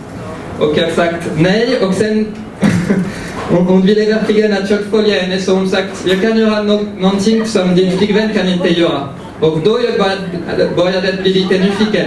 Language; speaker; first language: Swedish; early bilingual, heritage; French